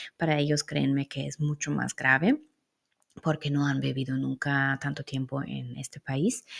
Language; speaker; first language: Spanish; non-native, fluent; German